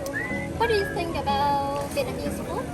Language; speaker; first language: English; non-native, learner; Vietnamese